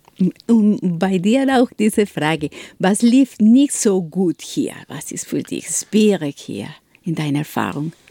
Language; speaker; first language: German; non-native, learner; Spanish